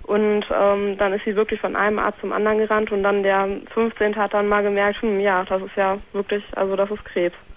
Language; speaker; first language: German; native; German